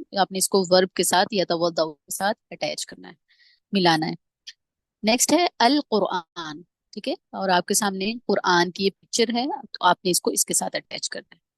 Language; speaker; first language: Urdu; native; Urdu